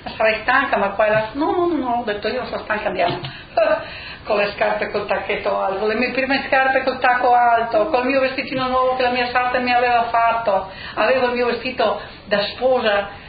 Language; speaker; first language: Italian; native; Italian